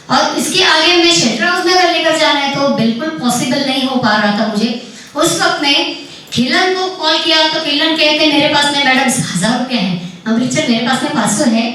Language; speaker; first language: Hindi; non-native, local second language; Marathi